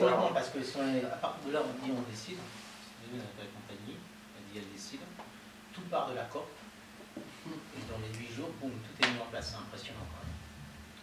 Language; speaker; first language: French; native; French